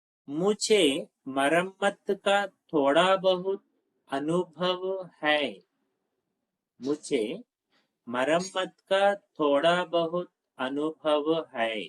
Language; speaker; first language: Hindi; non-native, local second language; Telugu